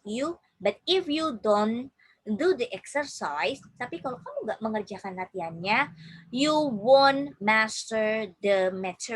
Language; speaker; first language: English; non-native, fluent; Indonesian